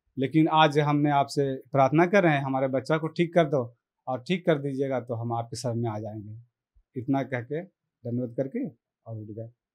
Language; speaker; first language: Hindi; native; Hindi